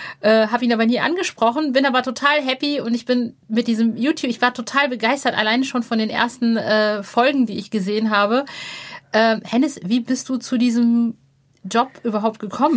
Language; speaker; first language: German; native; German